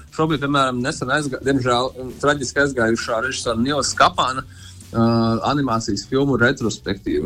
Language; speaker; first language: Latvian; non-native, local second language; Russian